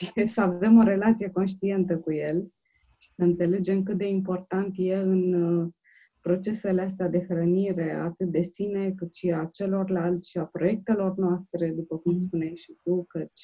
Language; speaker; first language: Romanian; native; Romanian